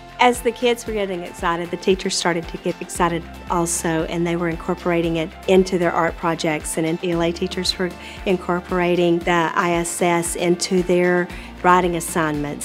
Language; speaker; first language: English; native; English